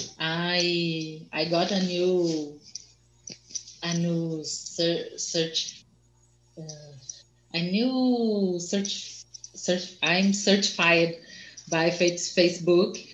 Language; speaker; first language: English; non-native, learner; Portuguese